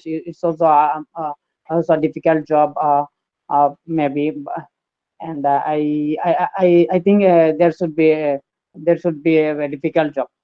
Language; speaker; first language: English; non-native, learner; Bangla